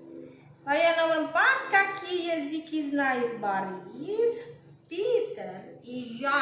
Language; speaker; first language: Russian; non-native, learner; Indonesian